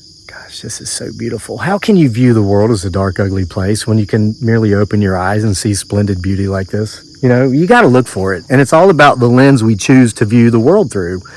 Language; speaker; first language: English; native; English